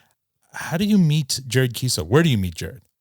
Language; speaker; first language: English; native; English